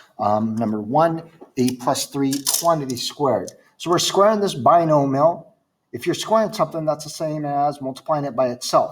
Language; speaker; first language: English; native; English